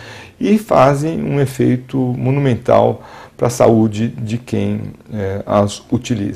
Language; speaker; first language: Portuguese; native; Portuguese